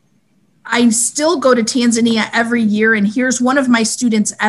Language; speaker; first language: English; native; English